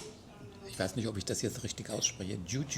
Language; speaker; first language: German; native; German